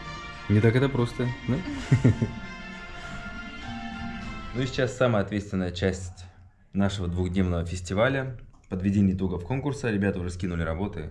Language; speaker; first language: Russian; native; Russian